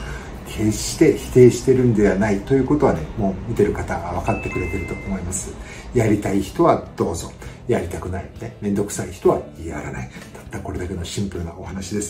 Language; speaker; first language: Japanese; native; Japanese